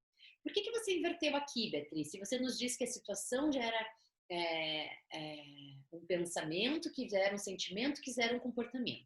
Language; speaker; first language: Portuguese; native; Portuguese